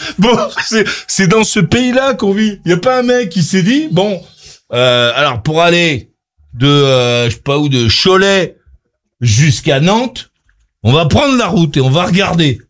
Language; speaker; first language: French; native; French